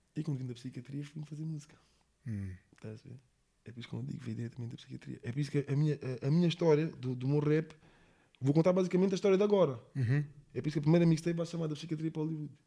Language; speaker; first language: Portuguese; early bilingual, heritage; English